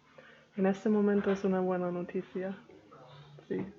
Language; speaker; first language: Spanish; non-native, learner; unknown